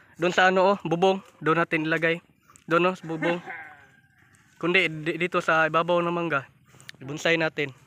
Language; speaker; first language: Filipino; non-native, local second language; Cebuano